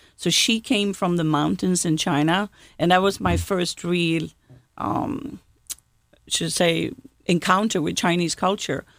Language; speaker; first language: English; non-native, fluent; Swedish